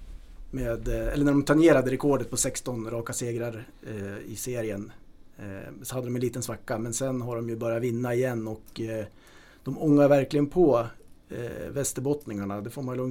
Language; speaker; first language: Swedish; native; Swedish